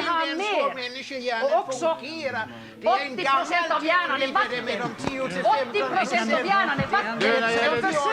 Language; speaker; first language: Swedish; non-native, local second language; Finnish